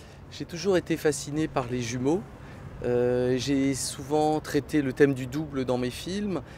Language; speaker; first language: French; native; French